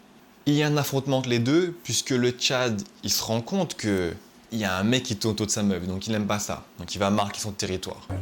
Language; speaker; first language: French; native; French